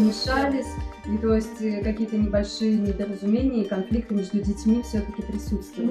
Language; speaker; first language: Russian; native; Russian